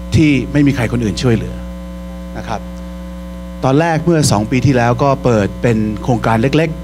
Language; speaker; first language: Thai; early bilingual, heritage; Thai